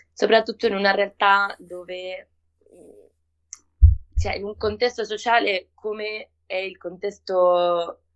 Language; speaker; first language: Italian; non-native, fluent; Spanish